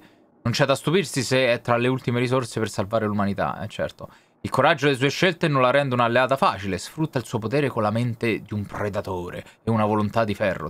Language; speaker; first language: Italian; native; Italian